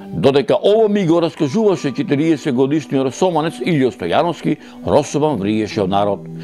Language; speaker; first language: Macedonian; native; Macedonian